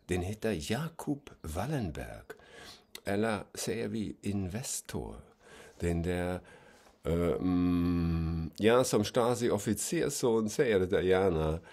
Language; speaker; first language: Swedish; non-native, fluent; German